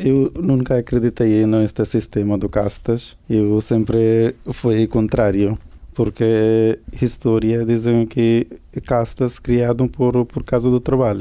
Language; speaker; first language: Portuguese; non-native, learner; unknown